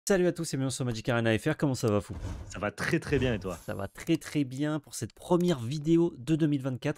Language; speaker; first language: French; native; French